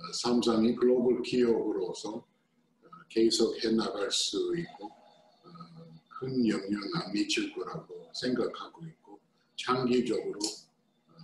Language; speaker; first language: Korean; non-native, fluent; English